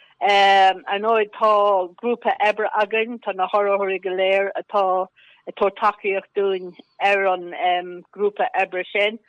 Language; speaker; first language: Irish; native; Irish